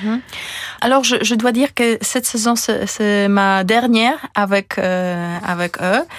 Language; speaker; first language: French; non-native, fluent; Polish